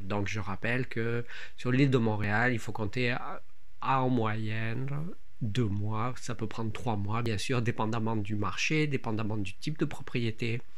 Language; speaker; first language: French; native; French